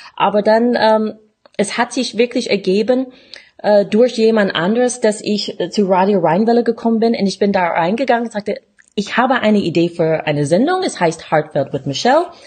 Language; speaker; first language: German; non-native, fluent; English